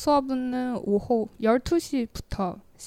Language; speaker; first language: Korean; non-native, learner; Chinese